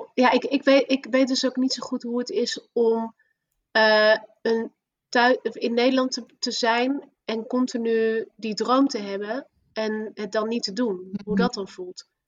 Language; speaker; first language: Dutch; native; Dutch